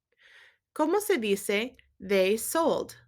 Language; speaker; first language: Spanish; non-native, learner; English